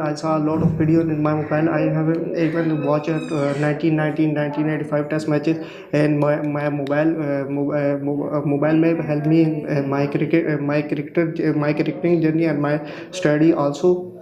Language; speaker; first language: English; non-native, learner; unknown